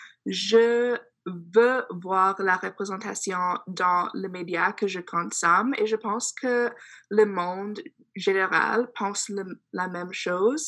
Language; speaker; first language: French; non-native, fluent; English